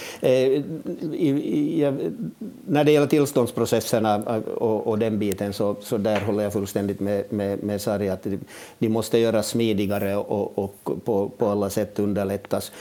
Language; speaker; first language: Swedish; native; Swedish